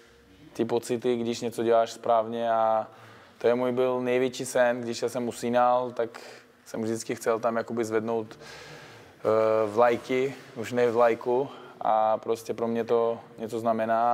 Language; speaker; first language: Czech; non-native, fluent; Uzbek